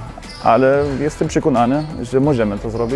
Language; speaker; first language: Polish; early bilingual, heritage; German